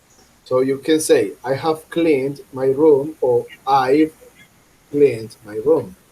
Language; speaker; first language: English; non-native, fluent; Spanish